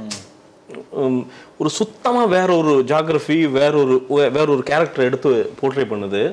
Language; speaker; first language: Tamil; native; Tamil